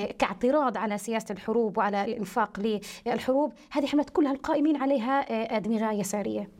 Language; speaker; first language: Arabic; early bilingual, heritage; Arabic